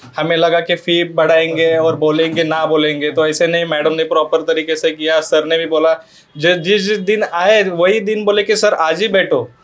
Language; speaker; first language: Hindi; non-native, local second language; Marathi